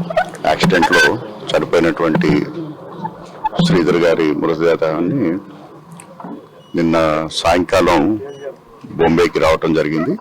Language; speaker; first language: Telugu; native; Telugu